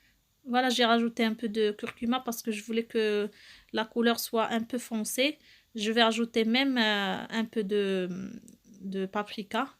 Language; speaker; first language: French; non-native, local second language; Arabic